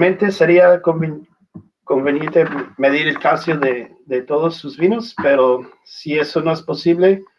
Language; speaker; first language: Spanish; non-native, learner; English